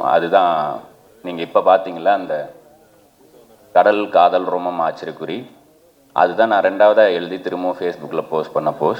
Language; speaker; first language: Tamil; native; Tamil